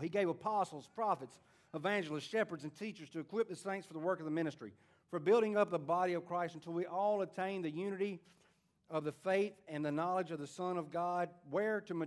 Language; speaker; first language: English; native; English